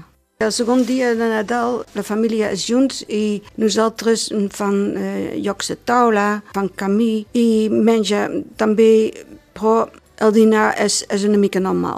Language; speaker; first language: Catalan; non-native, learner; Dutch